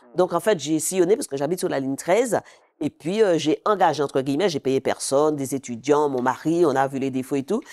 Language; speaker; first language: French; native; French